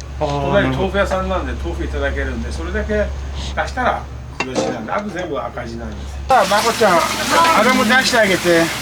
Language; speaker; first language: Japanese; non-native, fluent; Persian